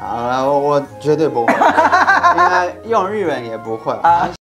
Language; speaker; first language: Chinese; non-native, fluent; Japanese